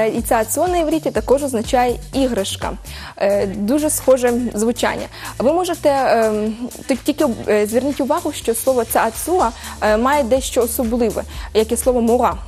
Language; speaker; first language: Ukrainian; early bilingual, heritage; Ukrainian